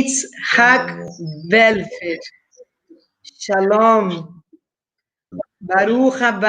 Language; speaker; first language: Hebrew; non-native, fluent; Portuguese